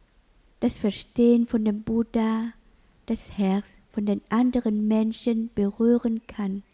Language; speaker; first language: German; non-native, learner; Vietnamese